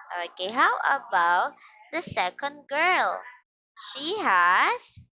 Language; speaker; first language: English; non-native, fluent; Filipino